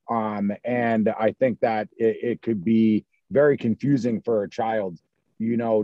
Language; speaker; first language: English; native; English